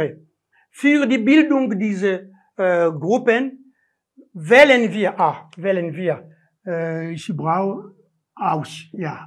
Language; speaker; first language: German; non-native, learner; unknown